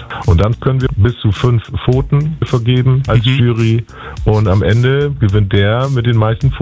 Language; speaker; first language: German; native; German